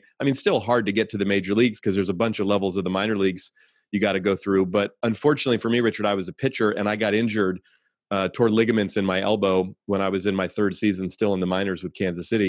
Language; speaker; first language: English; native; English